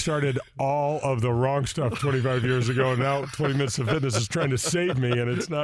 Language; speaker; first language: English; native; English